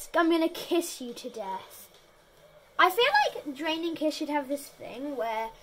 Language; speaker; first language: English; native; English